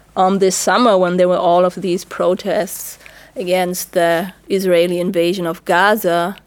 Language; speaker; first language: English; non-native, fluent; German